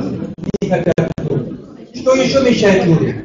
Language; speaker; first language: Russian; non-native, learner; German